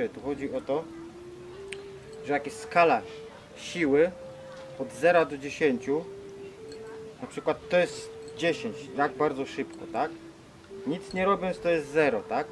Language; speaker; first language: Polish; non-native, fluent; Vietnamese